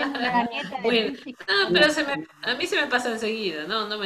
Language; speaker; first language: Spanish; native; Spanish